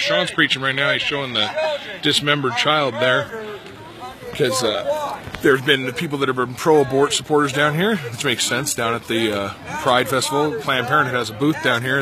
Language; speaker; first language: English; native; English